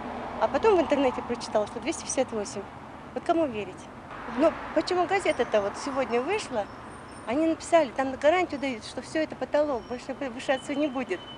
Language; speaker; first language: Russian; native; Russian